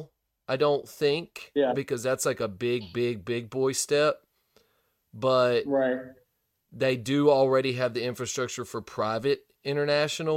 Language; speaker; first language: English; native; English